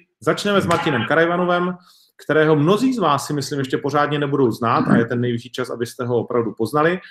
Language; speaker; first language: Czech; native; Czech